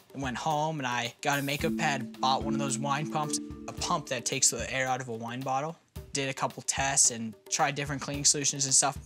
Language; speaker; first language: English; native; English